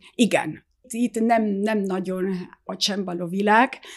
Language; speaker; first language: Hungarian; early bilingual, heritage; Hungarian